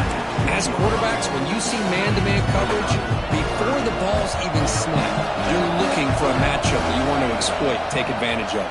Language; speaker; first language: English; native; English